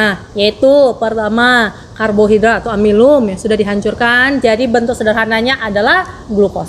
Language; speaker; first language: Indonesian; native; Indonesian